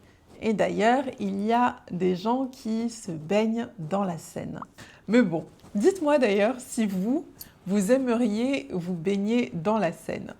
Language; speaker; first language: French; native; French